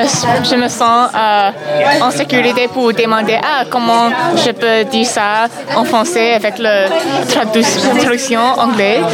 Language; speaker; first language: French; non-native, learner; English